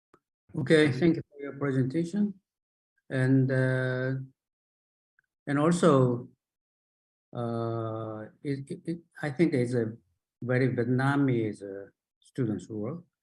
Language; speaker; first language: English; non-native, learner; Japanese